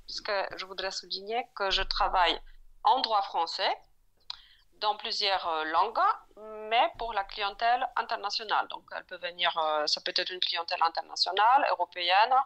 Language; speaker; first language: French; non-native, fluent; Polish